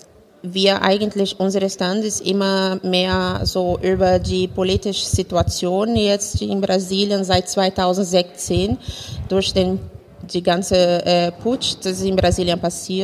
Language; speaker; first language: German; non-native, fluent; Portuguese